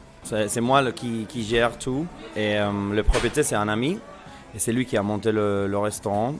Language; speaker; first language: French; non-native, fluent; Spanish